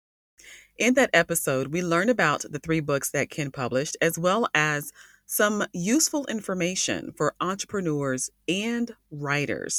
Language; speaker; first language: English; native; English